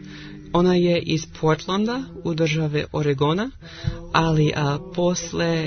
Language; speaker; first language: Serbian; non-native, learner; English